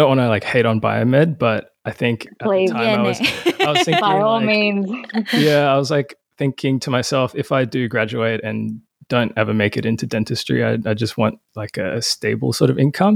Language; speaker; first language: English; native; English